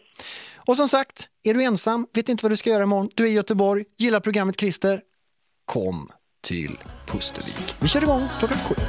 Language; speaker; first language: Swedish; native; Swedish